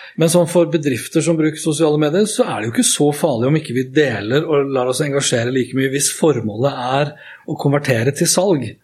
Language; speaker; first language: Norwegian; native; Norwegian